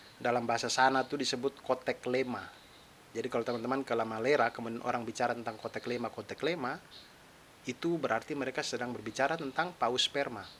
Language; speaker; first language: Indonesian; non-native, local second language; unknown